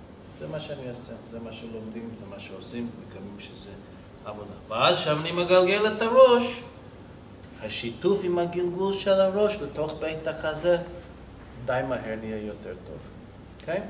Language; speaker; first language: Hebrew; non-native, fluent; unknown